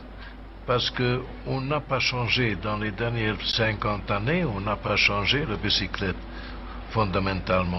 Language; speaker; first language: French; non-native, fluent; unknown